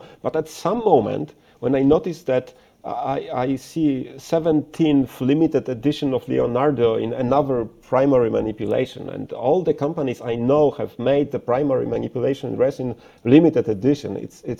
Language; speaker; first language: English; non-native, fluent; Polish